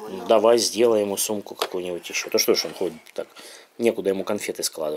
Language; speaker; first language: Russian; native; Russian